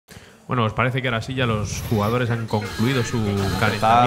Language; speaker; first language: Spanish; native; Spanish